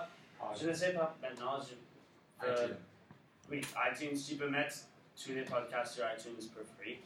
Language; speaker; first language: French; non-native, learner; English